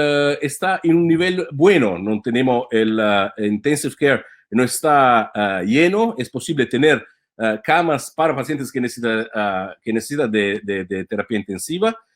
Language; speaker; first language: Spanish; non-native, fluent; Italian